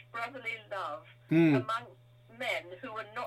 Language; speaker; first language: English; native; English